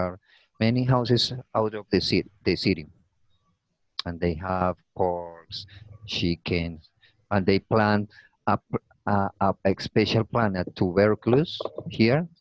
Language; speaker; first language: English; non-native, learner; Spanish